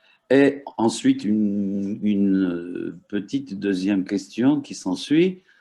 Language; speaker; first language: French; non-native, fluent; Turkish